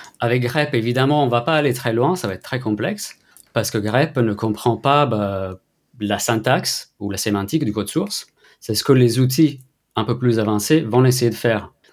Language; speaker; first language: French; non-native, fluent; Italian